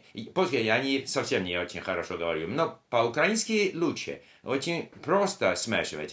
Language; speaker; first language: Russian; non-native, learner; English